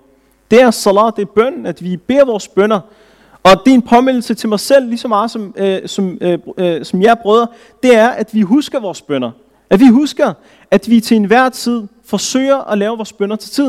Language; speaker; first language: Danish; early bilingual, other home language; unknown